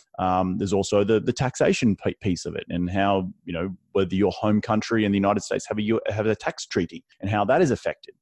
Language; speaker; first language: English; native; English